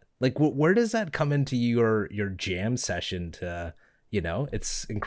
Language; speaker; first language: English; native; English